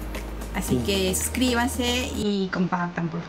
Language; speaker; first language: Spanish; native; Spanish